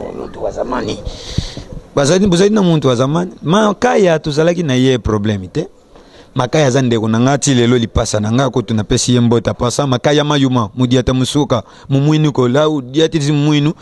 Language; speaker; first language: Lingala; non-native, local second language; Kongo